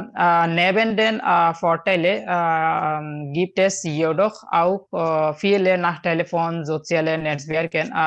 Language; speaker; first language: German; non-native, learner; Bangla